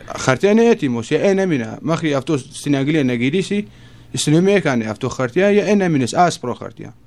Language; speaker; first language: Greek; non-native, learner; Kurdish